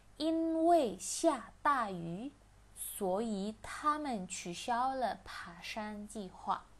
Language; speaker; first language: Chinese; non-native, fluent; Indonesian